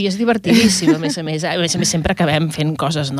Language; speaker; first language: Catalan; native; Catalan